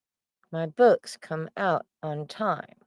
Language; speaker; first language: English; native; English